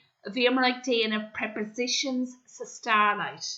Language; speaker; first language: Irish; non-native, local second language; English